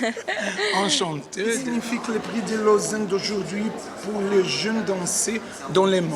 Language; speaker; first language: French; non-native, learner; Portuguese